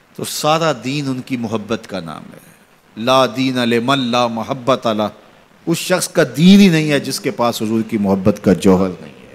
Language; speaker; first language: Urdu; non-native, local second language; Punjabi